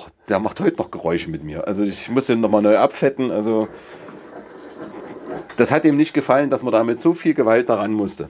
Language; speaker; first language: German; native; German